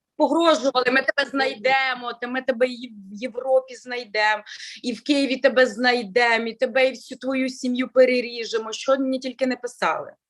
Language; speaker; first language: Ukrainian; native; Ukrainian